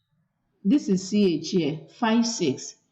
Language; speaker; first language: English; non-native, local second language; Yoruba